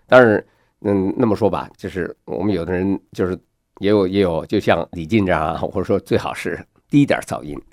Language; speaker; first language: Chinese; native; Chinese